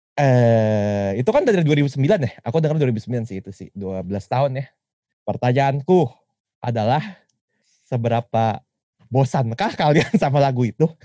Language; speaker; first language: Indonesian; native; Indonesian